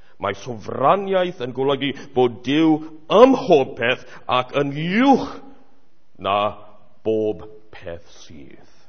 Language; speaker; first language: Welsh; non-native, fluent; English